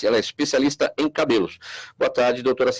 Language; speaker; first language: Portuguese; native; Portuguese